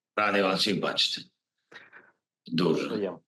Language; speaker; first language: Ukrainian; non-native, local second language; Russian